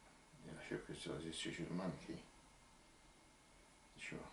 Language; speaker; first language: Russian; non-native, learner; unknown